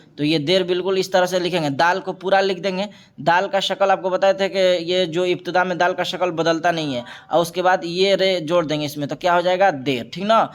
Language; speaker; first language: Hindi; native; Hindi